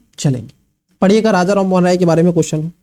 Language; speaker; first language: Hindi; native; Hindi